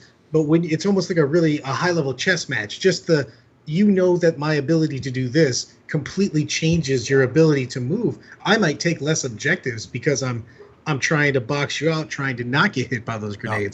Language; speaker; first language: English; native; English